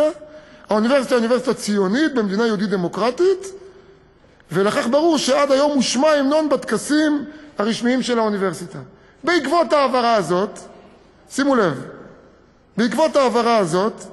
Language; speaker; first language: Hebrew; native; Hebrew